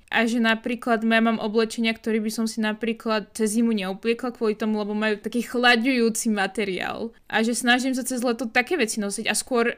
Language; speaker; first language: Slovak; non-native, fluent; Arabic